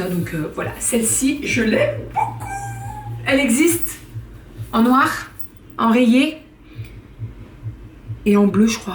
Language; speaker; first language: French; native; French